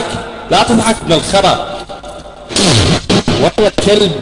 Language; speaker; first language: Arabic; native; Arabic